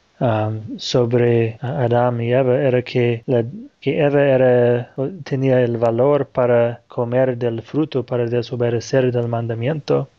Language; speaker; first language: Spanish; non-native, fluent; Portuguese